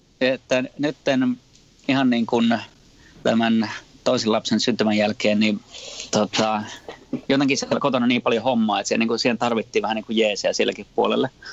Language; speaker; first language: Finnish; native; Finnish